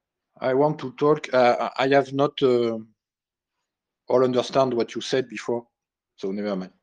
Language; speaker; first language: English; non-native, learner; French